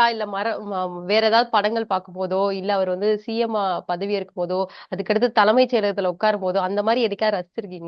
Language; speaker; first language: Tamil; native; Tamil